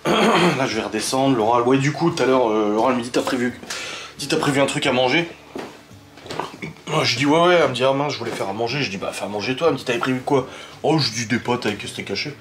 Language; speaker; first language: French; native; French